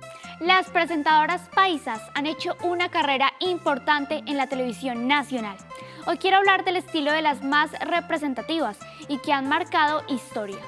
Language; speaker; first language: Spanish; native; Spanish